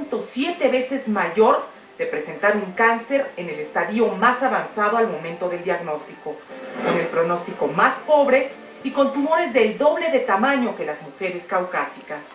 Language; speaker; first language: Spanish; native; Spanish